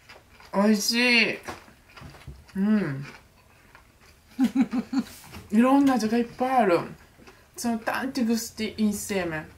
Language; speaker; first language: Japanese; early bilingual, heritage; Japanese